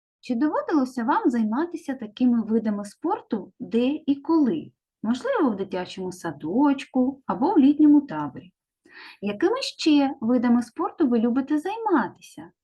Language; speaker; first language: Ukrainian; native; Ukrainian